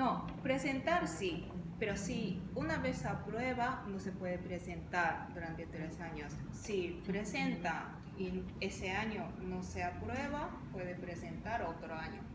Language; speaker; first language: Spanish; non-native, fluent; Japanese